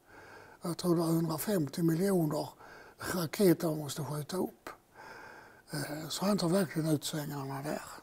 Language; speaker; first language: Swedish; native; Swedish